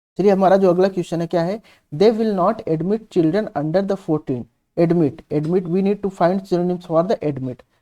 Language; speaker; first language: Hindi; native; Hindi